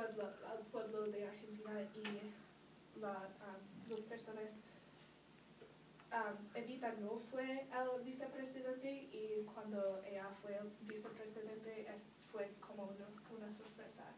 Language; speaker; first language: Spanish; non-native, learner; English